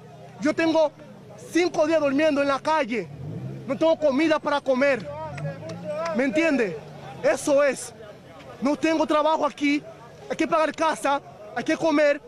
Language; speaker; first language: Spanish; non-native, fluent; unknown